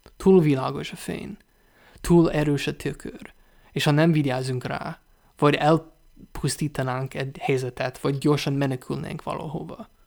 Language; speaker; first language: Hungarian; non-native, learner; English